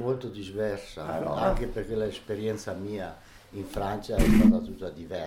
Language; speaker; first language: Italian; early bilingual, other home language; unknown